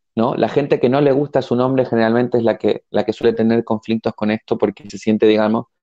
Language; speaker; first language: Spanish; native; Spanish